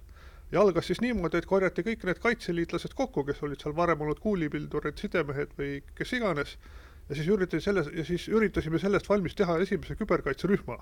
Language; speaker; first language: Estonian; native; Estonian